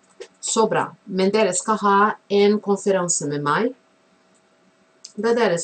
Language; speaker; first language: Norwegian; non-native, fluent; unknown